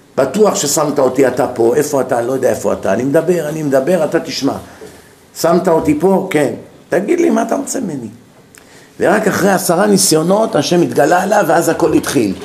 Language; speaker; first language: Hebrew; native; Hebrew